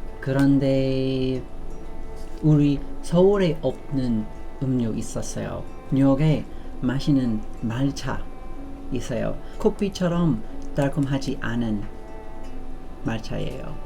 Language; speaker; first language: Korean; non-native, learner; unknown